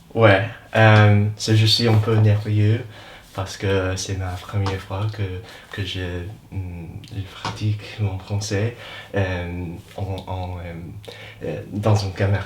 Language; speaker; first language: French; non-native, learner; English